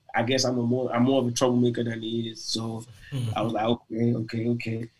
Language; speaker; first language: English; non-native, local second language; Igbo